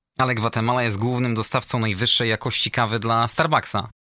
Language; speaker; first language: Polish; native; Polish